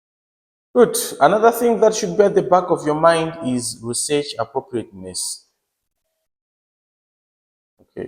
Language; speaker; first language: English; non-native, local second language; Nyanja